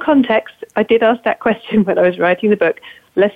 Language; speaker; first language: English; native; English